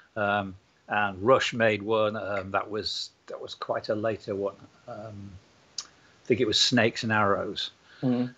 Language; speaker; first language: English; native; English